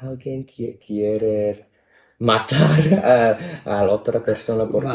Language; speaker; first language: Spanish; non-native, fluent; Cantonese